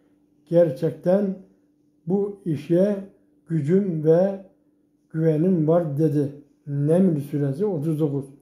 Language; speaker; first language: Turkish; native; Turkish